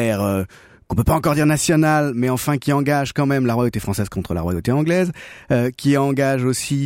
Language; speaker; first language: French; native; French